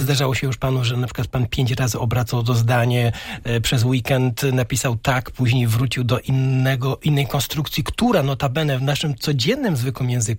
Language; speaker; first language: Polish; native; Polish